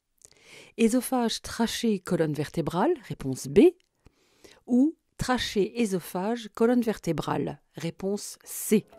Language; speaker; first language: French; native; French